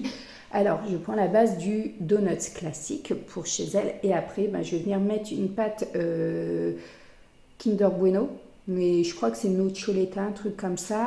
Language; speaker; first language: French; native; French